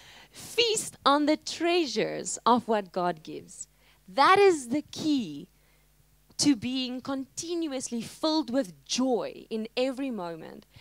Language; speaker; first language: English; non-native, local second language; Afrikaans